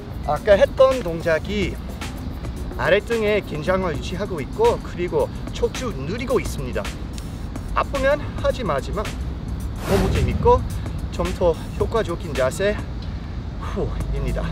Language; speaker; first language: Korean; non-native, fluent; English